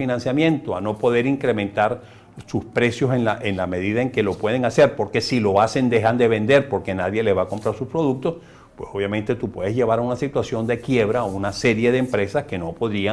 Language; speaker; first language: Spanish; native; Spanish